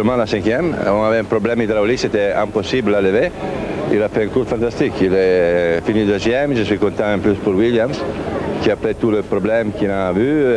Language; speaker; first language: French; non-native, learner; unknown